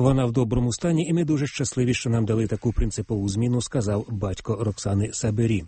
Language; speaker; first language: Ukrainian; native; Ukrainian